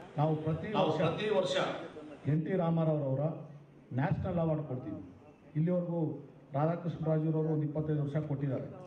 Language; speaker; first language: Kannada; non-native, local second language; Telugu